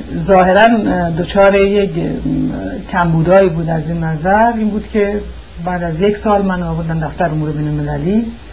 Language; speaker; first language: Persian; early bilingual, heritage; Persian